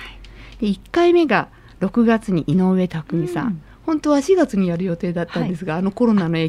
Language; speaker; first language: Japanese; native; Japanese